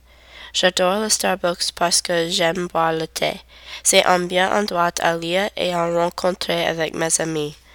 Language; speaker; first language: French; non-native, learner; English